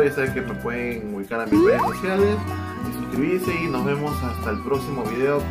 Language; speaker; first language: Spanish; native; Spanish